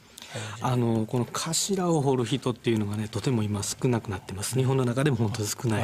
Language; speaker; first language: Japanese; native; Japanese